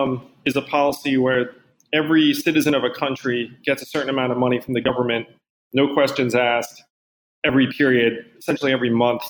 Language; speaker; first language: English; native; English